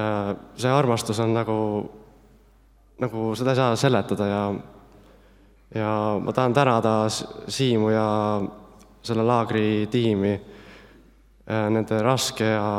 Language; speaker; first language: Estonian; non-native, learner; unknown